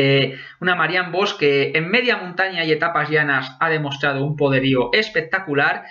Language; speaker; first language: Spanish; native; Spanish